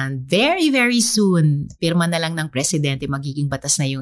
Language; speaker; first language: English; non-native, local second language; Filipino